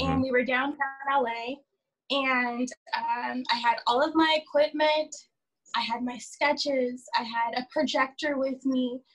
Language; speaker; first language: English; native; English